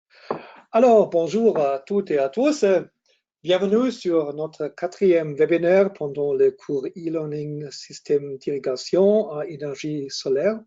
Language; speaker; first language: French; non-native, fluent; German